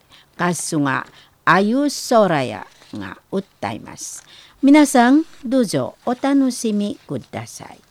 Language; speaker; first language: Japanese; non-native, learner; Indonesian